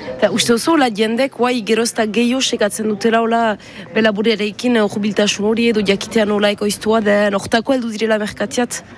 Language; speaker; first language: Basque; native; Basque